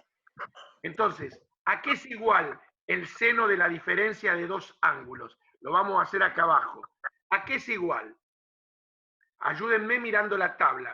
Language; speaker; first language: Spanish; native; Spanish